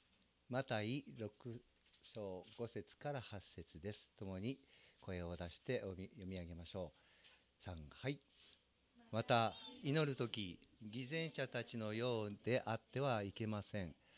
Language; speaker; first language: Japanese; native; Japanese